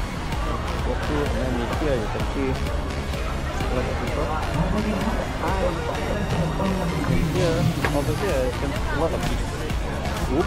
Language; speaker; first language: English; non-native, local second language; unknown